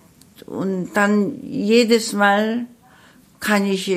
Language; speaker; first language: German; non-native, learner; Korean